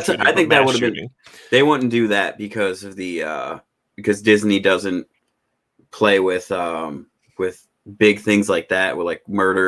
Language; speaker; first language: English; native; English